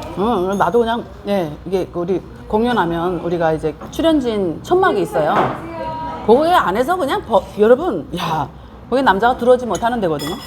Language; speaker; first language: Korean; native; Korean